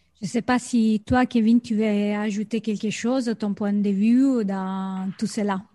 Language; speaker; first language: French; non-native, fluent; Italian